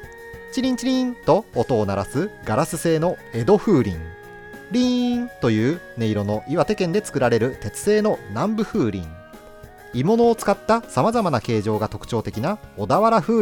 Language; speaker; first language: Japanese; native; Japanese